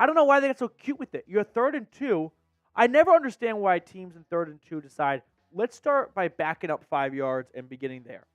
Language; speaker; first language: English; native; English